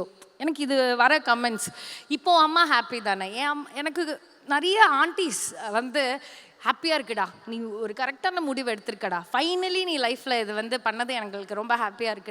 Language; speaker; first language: Tamil; native; Tamil